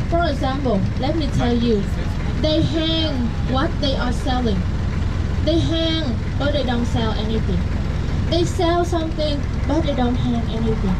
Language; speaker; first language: English; non-native, fluent; Vietnamese